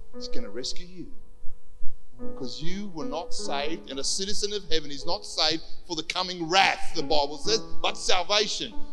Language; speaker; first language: English; early bilingual, other home language; Greek